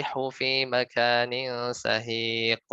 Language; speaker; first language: Arabic; non-native, fluent; Indonesian